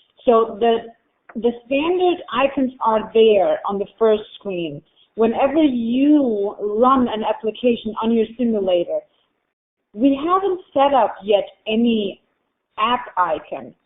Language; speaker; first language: English; non-native, fluent; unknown